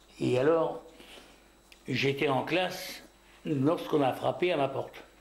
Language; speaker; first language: French; native; French